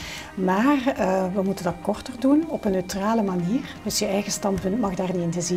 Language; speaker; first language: Dutch; native; Dutch